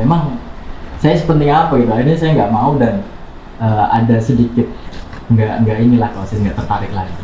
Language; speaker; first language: Indonesian; non-native, local second language; Javanese